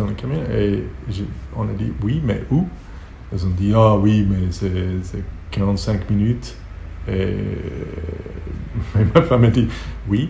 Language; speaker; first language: French; non-native, learner; Hebrew